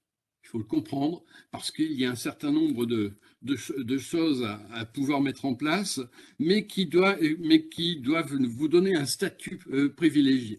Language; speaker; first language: French; native; French